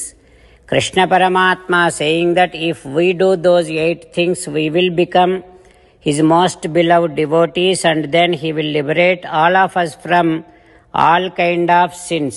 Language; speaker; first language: English; non-native, local second language; Telugu